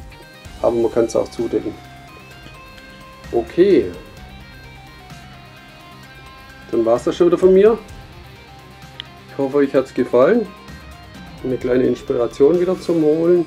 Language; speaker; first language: German; native; German